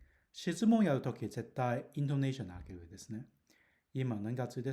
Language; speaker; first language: Japanese; non-native, learner; Cantonese